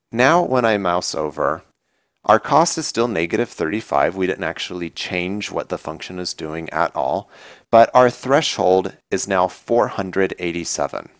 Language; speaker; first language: English; native; English